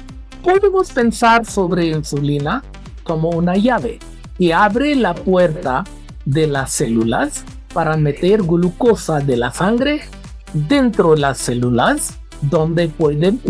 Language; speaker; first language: Spanish; non-native, fluent; Hindi